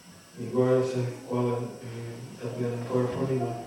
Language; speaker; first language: Spanish; non-native, fluent; English